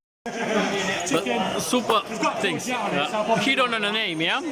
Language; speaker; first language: English; non-native, local second language; Malayalam